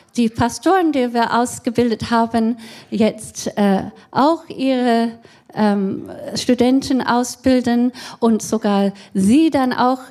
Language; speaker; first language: German; non-native, fluent; English